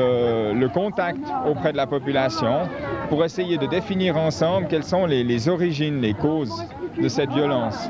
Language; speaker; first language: French; native; French